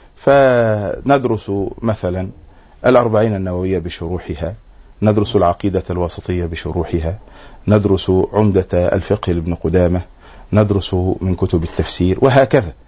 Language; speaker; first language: Arabic; native; Arabic